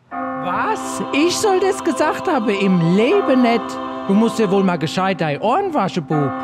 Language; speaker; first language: German; native; German